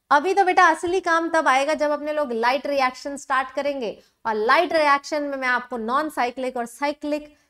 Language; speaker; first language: Hindi; native; Hindi